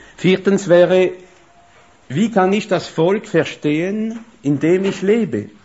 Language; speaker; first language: German; non-native, fluent; French